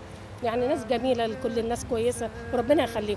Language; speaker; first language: Arabic; native; Arabic